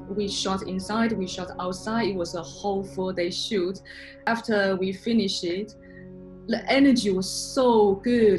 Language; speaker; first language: English; non-native, fluent; Chinese